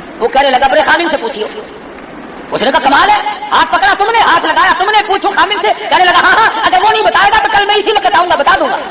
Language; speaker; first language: Urdu; non-native, local second language; Saraiki